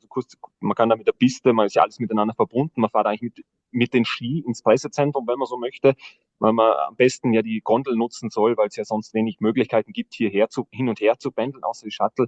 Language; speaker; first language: German; native; German